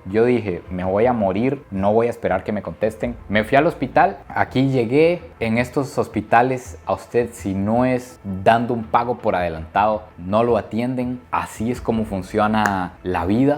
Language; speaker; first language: Spanish; native; Spanish